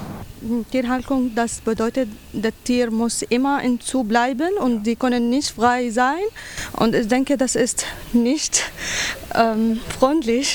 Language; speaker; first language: German; non-native, learner; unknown